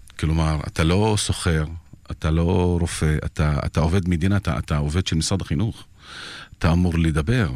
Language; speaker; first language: Hebrew; non-native, local second language; Arabic